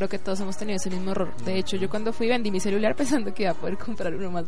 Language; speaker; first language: Spanish; native; Spanish